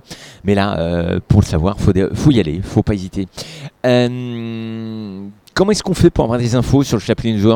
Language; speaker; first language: French; native; French